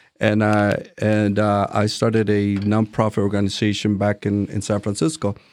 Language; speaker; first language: English; non-native, fluent; Spanish